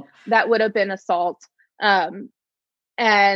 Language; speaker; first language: English; native; English